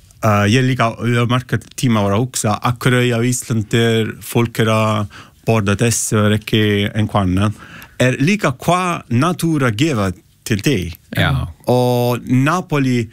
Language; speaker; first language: Icelandic; non-native, learner; Italian